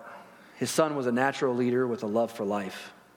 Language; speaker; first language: English; native; English